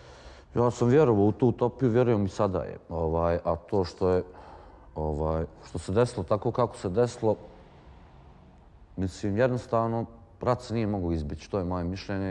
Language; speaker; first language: Croatian; native; Croatian